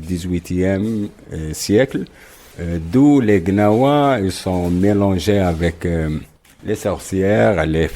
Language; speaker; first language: French; non-native, local second language; Arabic